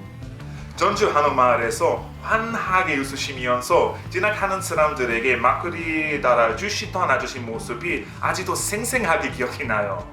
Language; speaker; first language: Korean; non-native, fluent; English